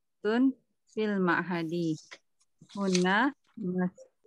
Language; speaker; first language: Arabic; non-native, learner; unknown